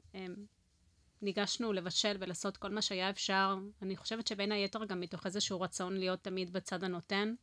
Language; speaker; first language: Hebrew; non-native, fluent; Spanish